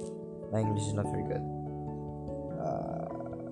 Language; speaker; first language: English; non-native, fluent; Indonesian